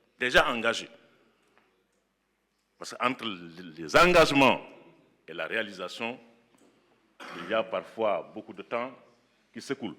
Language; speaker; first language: French; non-native, local second language; Wolof